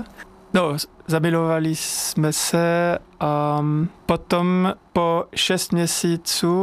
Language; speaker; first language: Czech; non-native, fluent; French